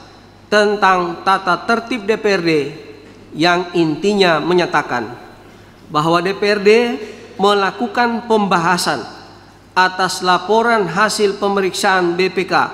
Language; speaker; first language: Indonesian; native; Indonesian